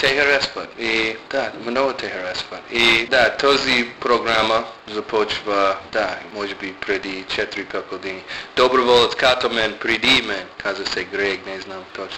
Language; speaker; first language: Bulgarian; non-native, learner; English